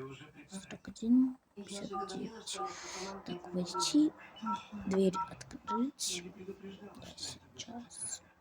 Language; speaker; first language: Russian; native; Russian